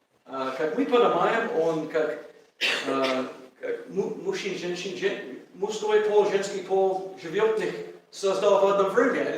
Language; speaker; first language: Russian; non-native, learner; English